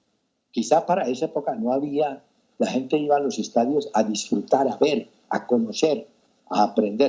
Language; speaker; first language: Spanish; native; Spanish